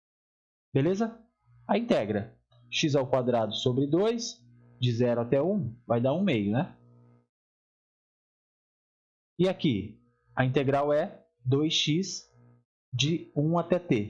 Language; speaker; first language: Portuguese; native; Portuguese